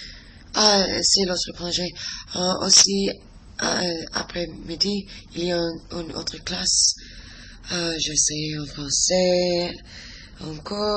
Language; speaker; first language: French; non-native, learner; English